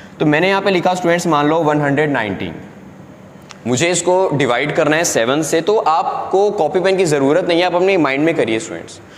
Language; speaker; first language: Hindi; native; Hindi